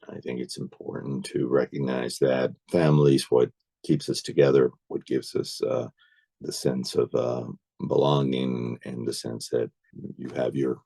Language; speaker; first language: English; native; English